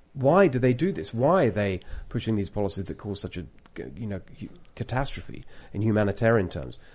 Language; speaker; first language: English; native; English